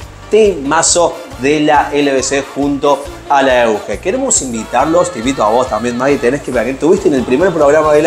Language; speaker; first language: Spanish; native; Spanish